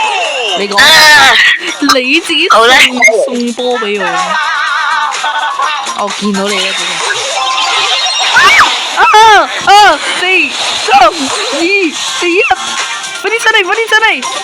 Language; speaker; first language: Chinese; early bilingual, heritage; Cantonese